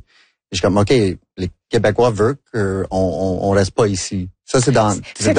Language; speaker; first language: French; non-native, local second language; English